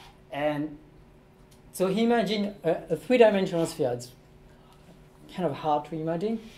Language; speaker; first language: English; non-native, fluent; French